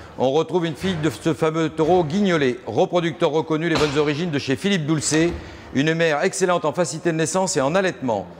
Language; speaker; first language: French; native; French